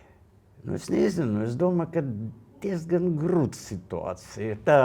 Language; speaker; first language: Latvian; non-native, local second language; Russian